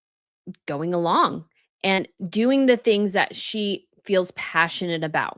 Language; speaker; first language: English; native; English